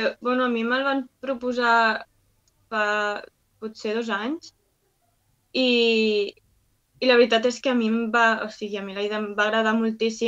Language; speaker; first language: Catalan; non-native, local second language; Spanish